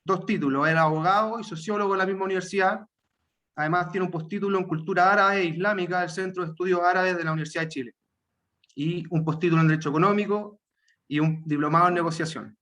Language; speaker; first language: Spanish; native; Spanish